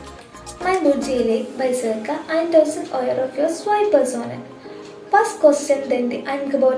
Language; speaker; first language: German; non-native, learner; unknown